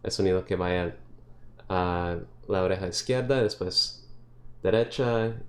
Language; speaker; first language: Spanish; early bilingual, other home language; English